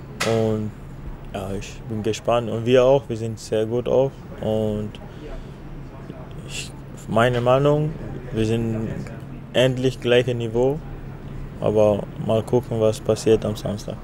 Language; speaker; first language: German; non-native, fluent; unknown